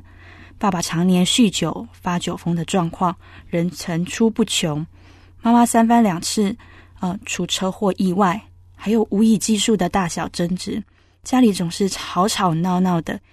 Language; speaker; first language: Chinese; native; Chinese